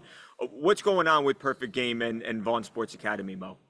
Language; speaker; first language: English; native; English